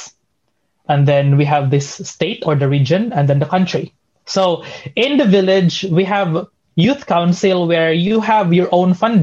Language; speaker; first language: English; non-native, local second language; Waray